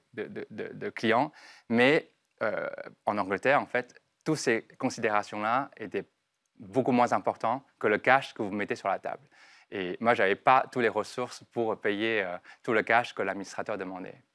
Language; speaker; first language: French; non-native, fluent; Chinese